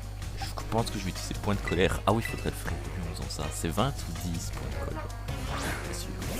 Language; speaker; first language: French; native; French